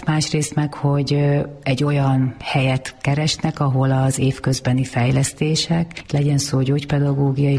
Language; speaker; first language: Hungarian; native; Hungarian